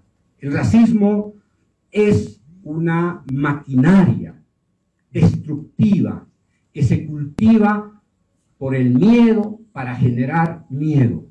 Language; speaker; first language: Spanish; native; Spanish